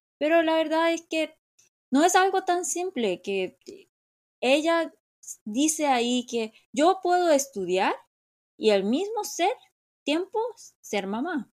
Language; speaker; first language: Spanish; non-native, fluent; Korean